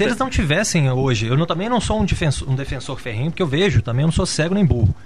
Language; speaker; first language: Portuguese; native; Portuguese